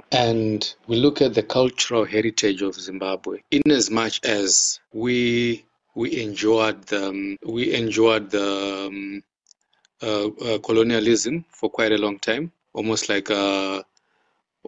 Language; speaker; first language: English; non-native, local second language; Shona